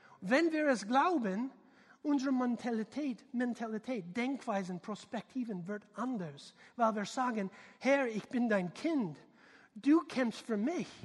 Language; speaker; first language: German; non-native, learner; English